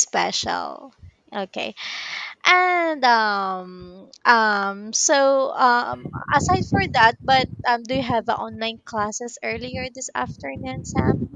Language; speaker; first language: English; non-native, local second language; Filipino